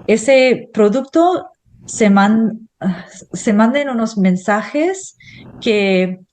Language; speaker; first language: Spanish; non-native, fluent; English